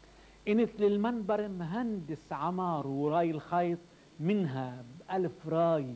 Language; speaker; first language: Arabic; native; Arabic